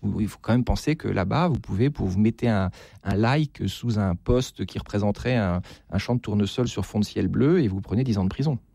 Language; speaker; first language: French; native; French